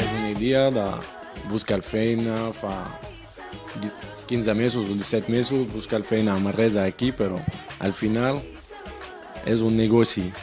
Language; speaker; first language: Catalan; non-native, learner; Arabic